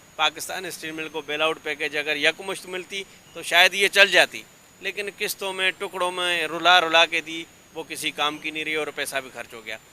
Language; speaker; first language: Urdu; non-native, local second language; Sindhi